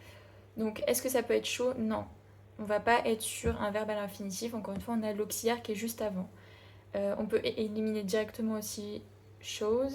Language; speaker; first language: French; native; French